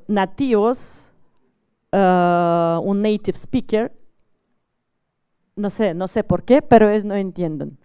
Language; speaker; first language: Spanish; non-native, learner; Russian